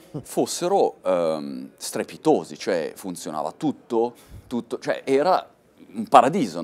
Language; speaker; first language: Italian; native; Italian